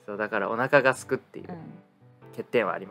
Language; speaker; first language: Japanese; native; Japanese